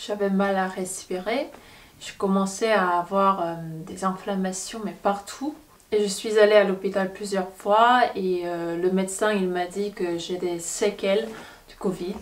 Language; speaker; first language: French; non-native, fluent; Korean